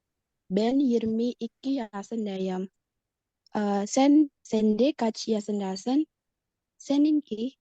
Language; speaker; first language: Turkish; non-native, learner; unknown